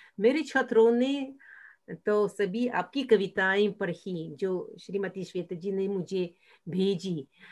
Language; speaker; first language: Hindi; non-native, fluent; Russian